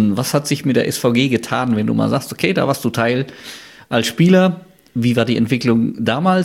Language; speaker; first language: German; native; German